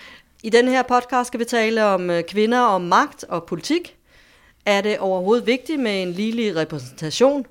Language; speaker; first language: Danish; native; Danish